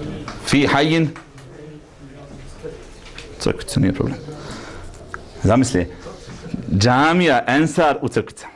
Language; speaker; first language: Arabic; non-native, fluent; Bosnian